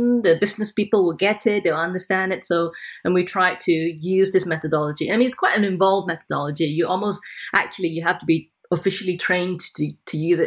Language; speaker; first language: English; non-native, local second language; Cantonese